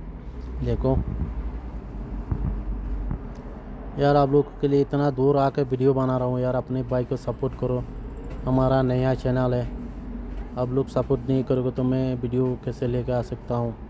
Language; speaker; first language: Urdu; non-native, fluent; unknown